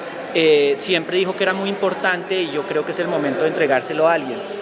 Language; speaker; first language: Spanish; native; Spanish